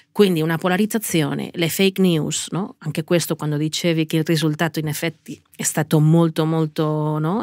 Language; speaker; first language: Italian; non-native, fluent; Catalan